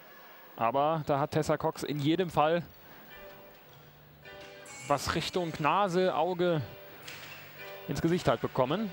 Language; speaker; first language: German; native; German